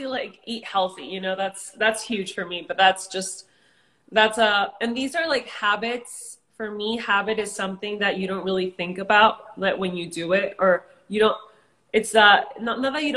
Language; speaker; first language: English; early bilingual, other home language; Spanish